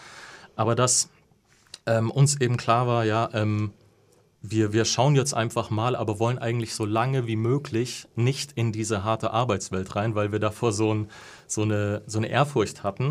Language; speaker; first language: German; native; German